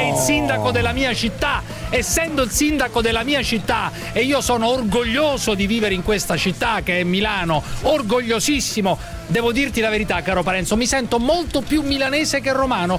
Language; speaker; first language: Italian; native; Italian